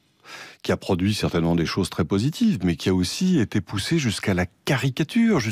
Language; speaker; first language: French; native; French